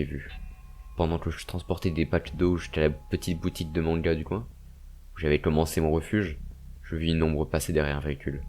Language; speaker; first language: French; native; French